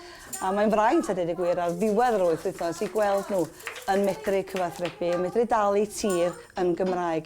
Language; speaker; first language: Welsh; native; Welsh